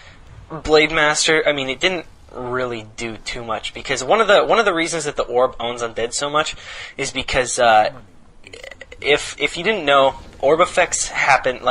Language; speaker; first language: English; native; English